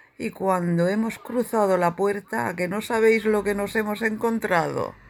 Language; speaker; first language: Spanish; native; Spanish